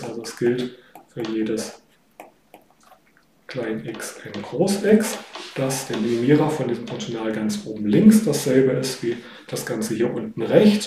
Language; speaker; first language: German; native; German